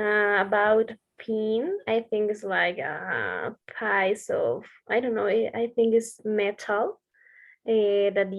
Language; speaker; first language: English; non-native, learner; Spanish